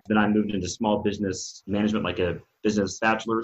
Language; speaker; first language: English; native; English